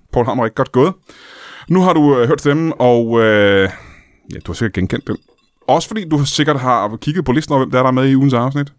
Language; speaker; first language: Danish; native; Danish